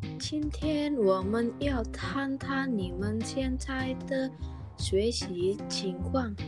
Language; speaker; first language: Chinese; non-native, learner; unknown